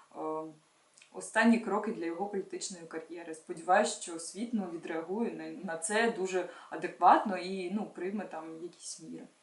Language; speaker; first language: Ukrainian; non-native, local second language; Russian